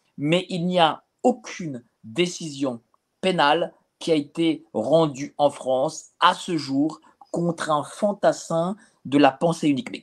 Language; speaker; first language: French; native; French